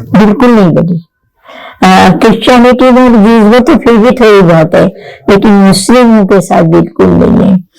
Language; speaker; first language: Hindi; non-native, local second language; Marathi